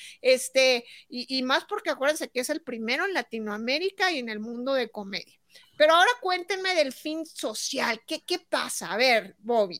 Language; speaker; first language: Spanish; native; Spanish